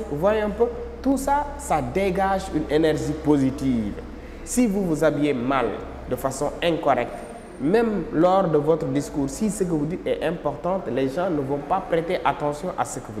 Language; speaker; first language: French; non-native, local second language; Wolof